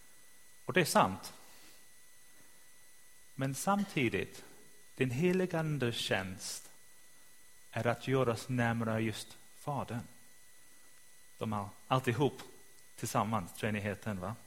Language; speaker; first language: Swedish; non-native, fluent; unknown